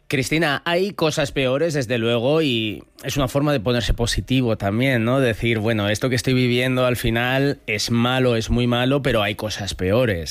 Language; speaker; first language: Spanish; native; Spanish